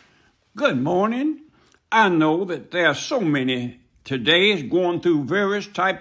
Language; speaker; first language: English; native; English